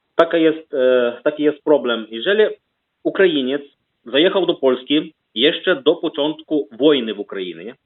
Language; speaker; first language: Polish; non-native, learner; Ukrainian